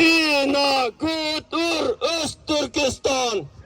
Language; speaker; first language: Swedish; non-native, learner; Uyghur